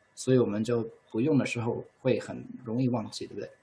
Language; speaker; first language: Chinese; non-native, fluent; English